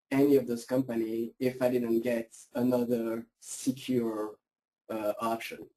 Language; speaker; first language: English; non-native, fluent; French